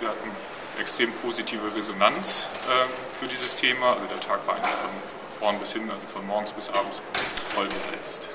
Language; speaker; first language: German; native; German